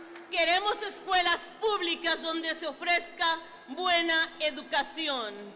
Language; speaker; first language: Spanish; native; Spanish